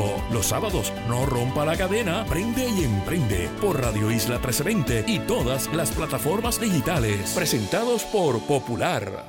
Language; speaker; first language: Spanish; native; Spanish